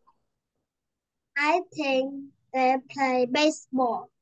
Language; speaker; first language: English; non-native, learner; Vietnamese